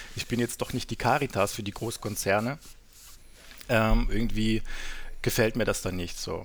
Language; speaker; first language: German; native; German